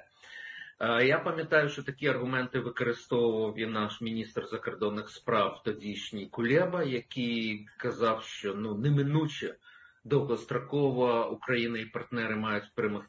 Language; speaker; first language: Ukrainian; native; Ukrainian